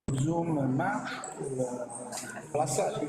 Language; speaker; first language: French; non-native, fluent; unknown